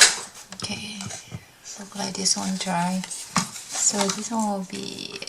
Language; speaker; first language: English; non-native, learner; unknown